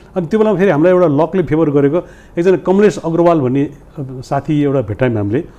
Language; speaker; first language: Nepali; non-native, local second language; Newari